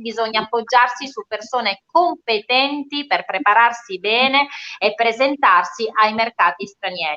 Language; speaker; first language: Italian; native; Italian